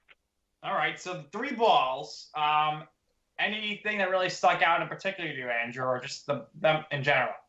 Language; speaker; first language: English; native; English